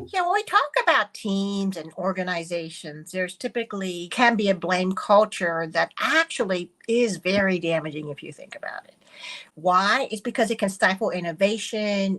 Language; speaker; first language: English; early bilingual, other home language; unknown